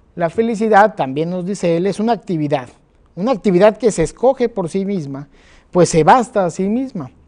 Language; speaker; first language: Spanish; native; Spanish